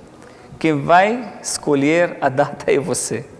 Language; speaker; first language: Portuguese; non-native, fluent; Arabic